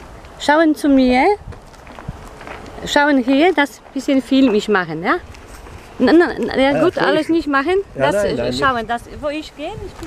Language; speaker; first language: German; non-native, learner; Polish